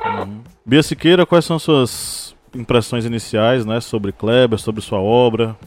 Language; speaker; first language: Portuguese; native; Portuguese